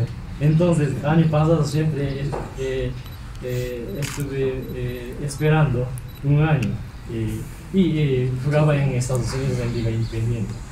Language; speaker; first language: Spanish; non-native, learner; Japanese